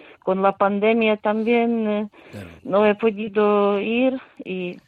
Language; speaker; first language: Spanish; non-native, fluent; Ukrainian